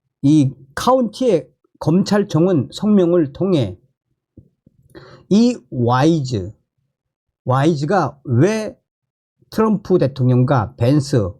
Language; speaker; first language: Korean; native; Korean